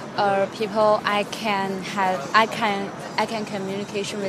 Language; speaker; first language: English; non-native, fluent; Chinese